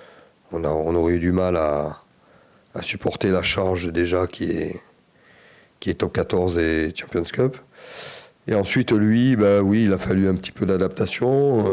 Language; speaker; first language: French; native; French